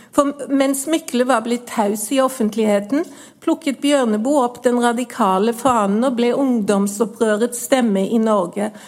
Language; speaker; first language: Norwegian; native; Norwegian